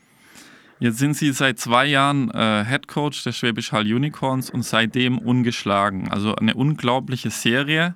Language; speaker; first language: German; native; German